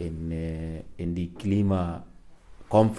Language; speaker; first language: German; non-native, learner; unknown